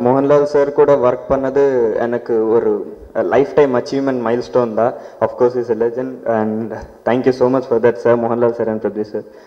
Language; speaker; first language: Tamil; non-native, learner; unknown